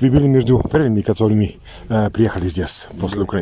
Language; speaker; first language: Russian; non-native, learner; Serbian